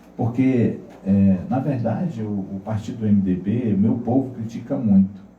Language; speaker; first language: Portuguese; non-native, local second language; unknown